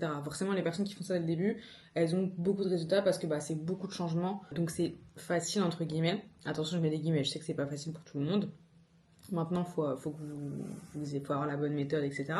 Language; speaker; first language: French; native; French